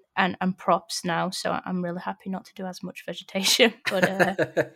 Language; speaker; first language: English; native; English